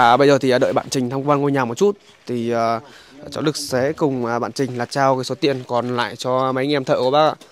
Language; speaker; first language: Vietnamese; native; Vietnamese